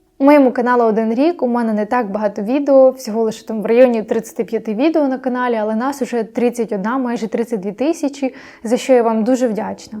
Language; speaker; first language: Ukrainian; non-native, local second language; Russian